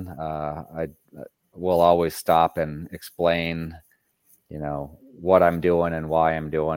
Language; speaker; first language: English; native; English